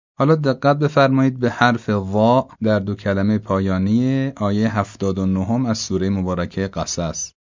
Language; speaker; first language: Persian; native; Persian